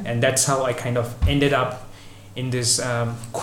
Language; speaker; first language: English; non-native, local second language; Bangla